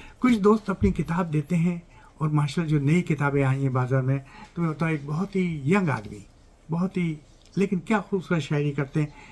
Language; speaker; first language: Urdu; native; Urdu